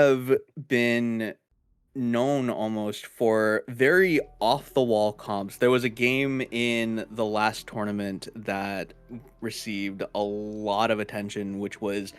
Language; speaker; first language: English; native; English